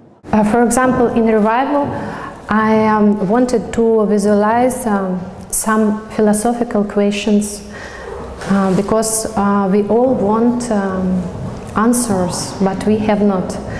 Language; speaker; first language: English; non-native, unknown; Russian